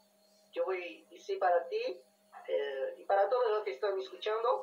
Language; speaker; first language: Spanish; non-native, learner; Portuguese